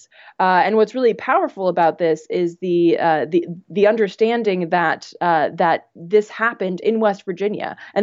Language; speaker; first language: English; native; English